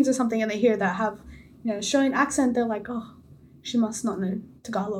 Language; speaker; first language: English; native; English